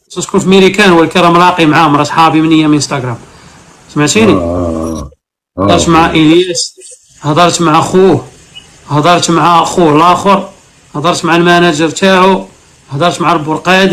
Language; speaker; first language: Arabic; native; Arabic